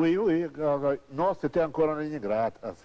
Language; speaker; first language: French; non-native, learner; Russian